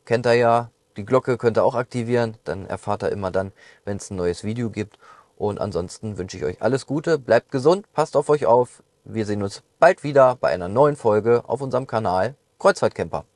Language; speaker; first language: German; native; German